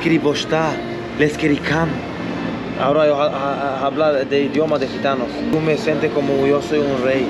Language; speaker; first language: Spanish; non-native, learner; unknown